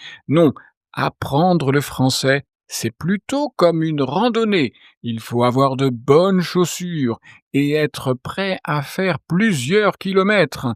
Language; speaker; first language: French; native; French